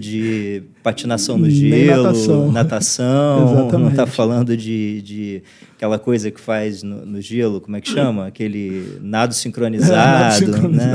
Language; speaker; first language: Portuguese; native; Portuguese